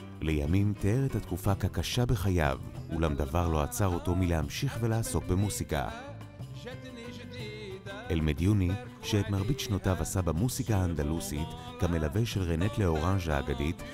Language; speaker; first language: Hebrew; native; Hebrew